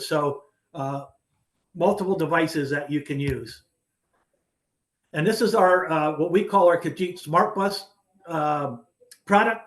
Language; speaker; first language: English; native; English